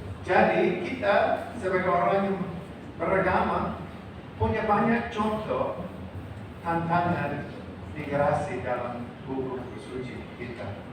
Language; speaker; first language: Indonesian; non-native, fluent; English